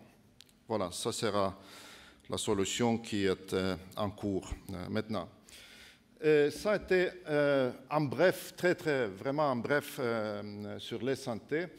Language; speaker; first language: French; non-native, fluent; Estonian